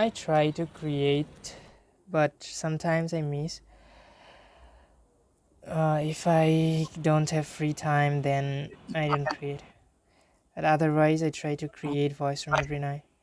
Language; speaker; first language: English; non-native, fluent; Bangla